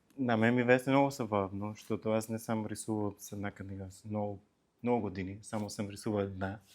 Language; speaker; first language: Bulgarian; non-native, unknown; Spanish